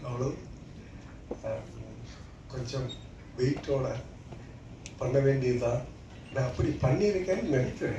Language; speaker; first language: Tamil; non-native, learner; Malayalam